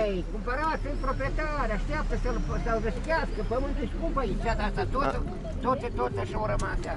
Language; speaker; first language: Romanian; native; Romanian